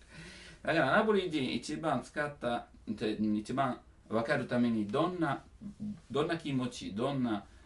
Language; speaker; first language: Japanese; non-native, learner; Italian